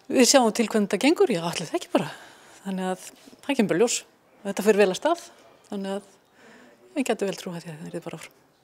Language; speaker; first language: Icelandic; native; Icelandic